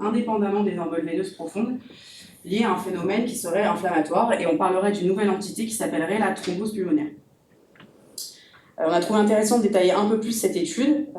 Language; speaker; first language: French; native; French